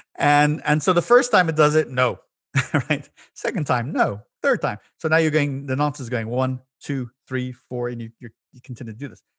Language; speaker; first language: English; native; English